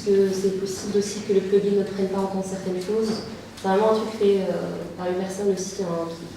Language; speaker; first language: French; native; French